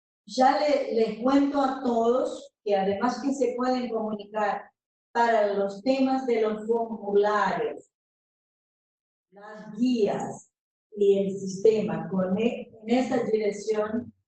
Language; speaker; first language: Spanish; non-native, fluent; Portuguese